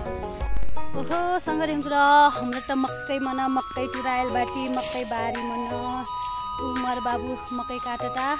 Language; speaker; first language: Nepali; non-native, local second language; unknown